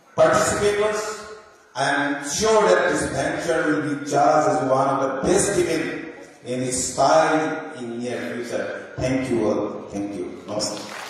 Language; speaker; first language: English; non-native, local second language; Assamese